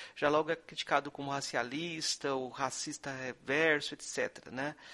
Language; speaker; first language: Portuguese; native; Portuguese